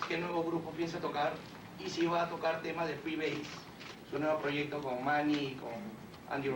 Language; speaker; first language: Spanish; native; Spanish